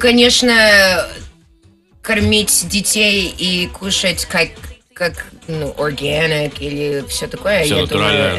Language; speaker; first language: Russian; early bilingual, heritage; Russian